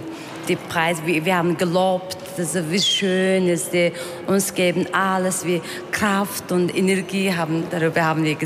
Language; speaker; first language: German; non-native, learner; Mongolian